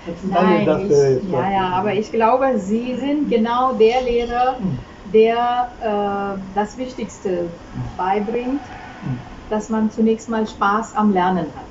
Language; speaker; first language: German; non-native, fluent; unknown